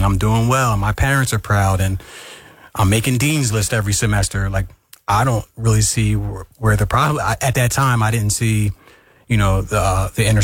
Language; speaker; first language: English; native; English